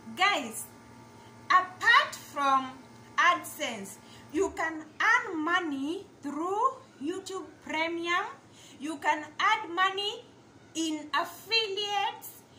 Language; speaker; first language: English; non-native, local second language; Kamba